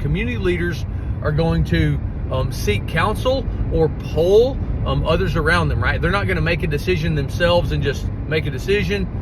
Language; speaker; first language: English; native; English